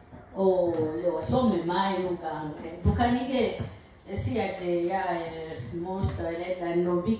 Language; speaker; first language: Danish; non-native, learner; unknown